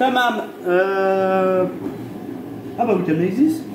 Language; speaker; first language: Turkish; non-native, learner; French